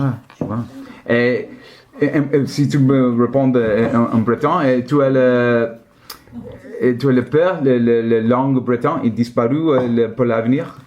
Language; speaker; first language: French; non-native, learner; English